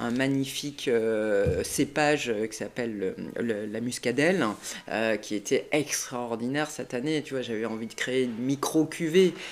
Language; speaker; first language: French; native; French